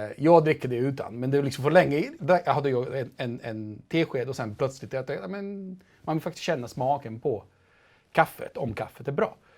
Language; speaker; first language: Swedish; non-native, fluent; Italian